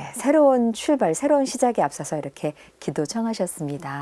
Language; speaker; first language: Korean; native; Korean